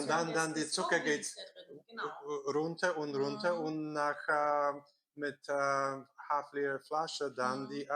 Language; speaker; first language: German; non-native, learner; Korean